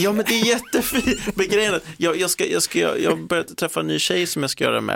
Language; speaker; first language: Swedish; native; Swedish